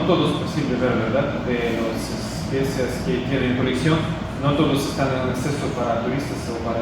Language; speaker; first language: Spanish; non-native, learner; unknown